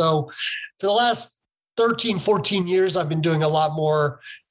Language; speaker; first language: English; native; English